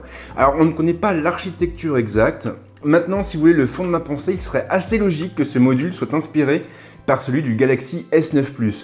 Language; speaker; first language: French; native; French